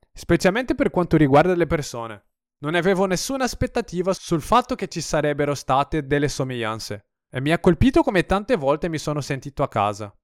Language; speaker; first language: Italian; non-native, fluent; Portuguese